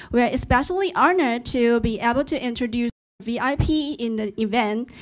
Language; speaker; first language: English; non-native, fluent; Chinese